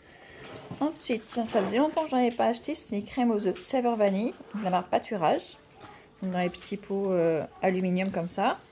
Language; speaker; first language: French; native; French